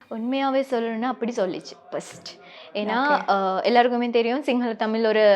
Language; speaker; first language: Tamil; non-native, local second language; Sinhala